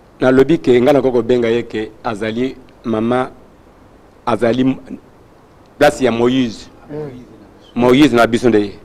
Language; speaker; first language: Lingala; non-native, local second language; Luba-Lulua